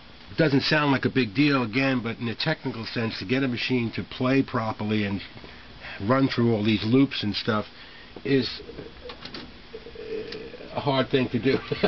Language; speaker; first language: English; native; English